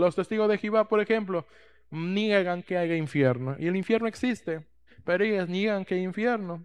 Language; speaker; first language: Spanish; native; Spanish